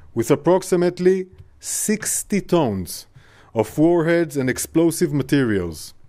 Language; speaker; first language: English; non-native, fluent; Hebrew